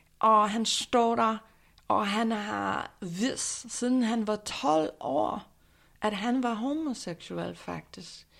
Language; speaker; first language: Danish; non-native, fluent; English